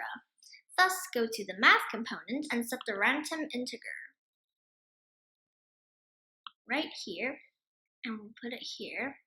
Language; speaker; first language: English; non-native, fluent; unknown